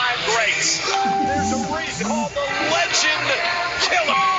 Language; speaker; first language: English; native; English